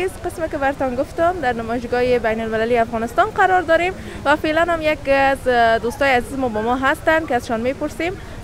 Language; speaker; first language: Persian; native; Persian